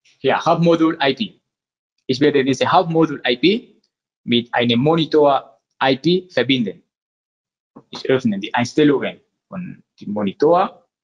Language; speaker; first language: German; non-native, learner; Spanish